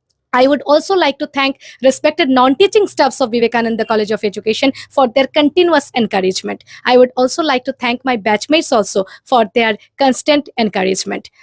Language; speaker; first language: English; non-native, local second language; Bangla